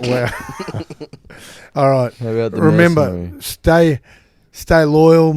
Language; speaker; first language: English; native; English